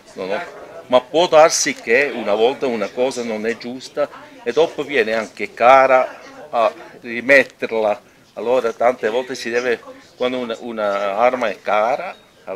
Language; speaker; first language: Italian; non-native, local second language; German